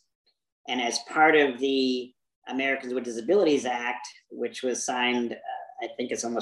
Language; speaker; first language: English; native; English